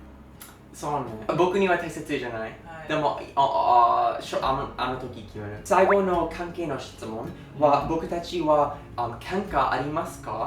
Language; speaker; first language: Japanese; non-native, learner; English